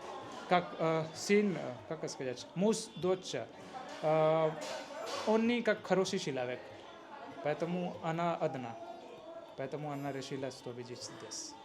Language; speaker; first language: Russian; non-native, learner; Hindi